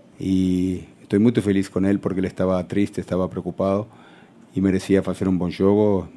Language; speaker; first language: Spanish; native; Spanish